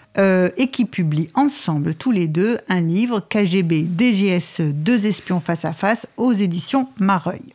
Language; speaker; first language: French; native; French